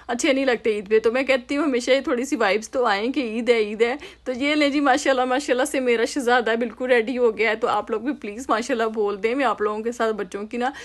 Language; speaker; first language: Urdu; native; Urdu